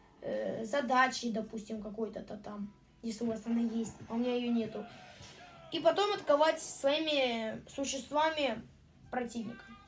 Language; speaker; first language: Russian; native; Russian